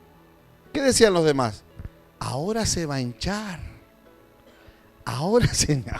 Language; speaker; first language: Spanish; native; Spanish